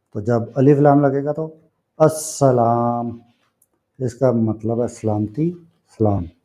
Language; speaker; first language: Urdu; non-native, local second language; Punjabi